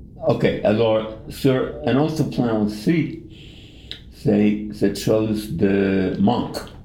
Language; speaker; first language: French; non-native, fluent; English